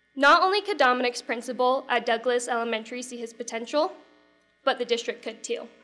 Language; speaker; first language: English; native; English